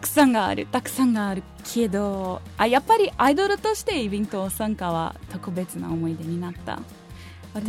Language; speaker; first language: Japanese; non-native, learner; Portuguese